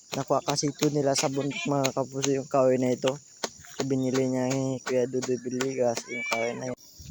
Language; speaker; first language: Filipino; non-native, local second language; Cebuano